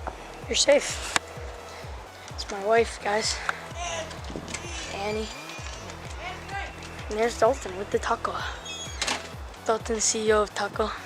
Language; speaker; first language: English; native; English